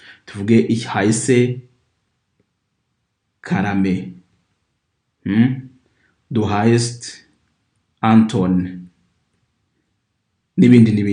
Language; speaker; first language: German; non-native, fluent; Kinyarwanda